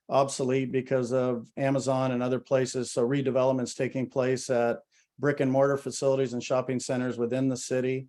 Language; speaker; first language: English; native; English